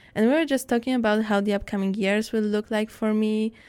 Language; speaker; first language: English; non-native, fluent; Polish